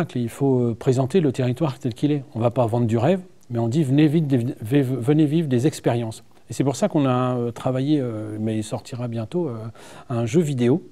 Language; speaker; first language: French; native; French